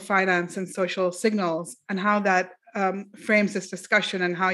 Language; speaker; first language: English; non-native, local second language; Urdu